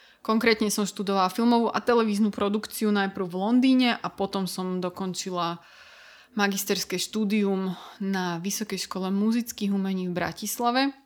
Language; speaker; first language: Slovak; native; Slovak